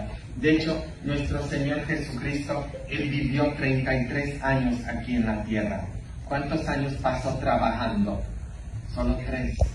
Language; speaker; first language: Spanish; non-native, fluent; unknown